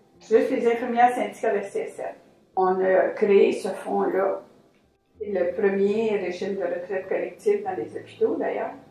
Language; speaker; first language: French; native; French